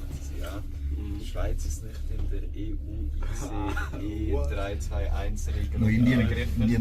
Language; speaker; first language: German; early bilingual, other home language; Tamil